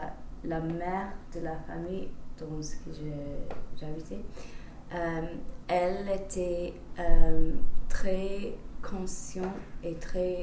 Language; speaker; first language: French; non-native, fluent; English